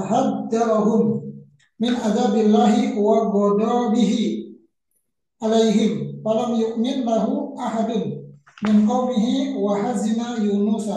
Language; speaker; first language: Arabic; non-native, learner; Indonesian